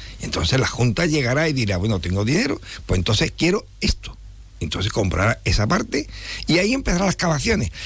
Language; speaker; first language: Spanish; native; Spanish